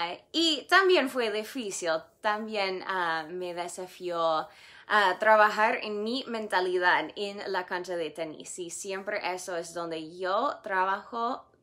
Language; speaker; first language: Spanish; non-native, fluent; English